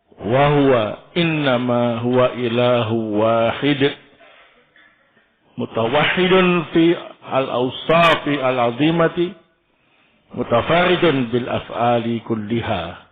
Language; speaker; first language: Arabic; non-native, fluent; Indonesian